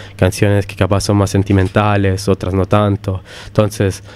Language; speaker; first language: Spanish; early bilingual, heritage; Italian